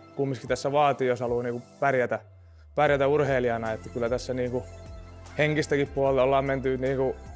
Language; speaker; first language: Finnish; early bilingual, other home language; Russian